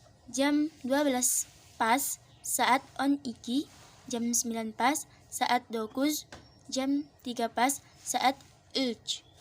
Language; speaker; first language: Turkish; non-native, learner; Indonesian